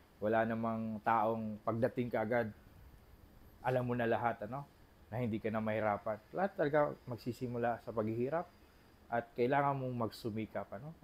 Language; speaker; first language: Filipino; non-native, local second language; Bikol